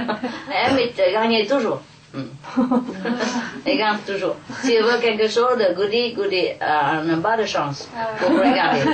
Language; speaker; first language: French; non-native, fluent; Vietnamese